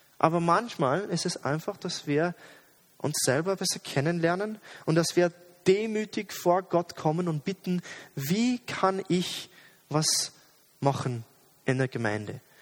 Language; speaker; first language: German; non-native, fluent; English